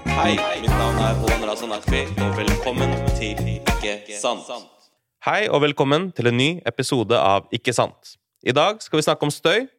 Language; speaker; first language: Norwegian; native; Norwegian